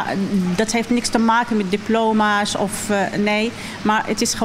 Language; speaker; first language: Dutch; non-native, learner; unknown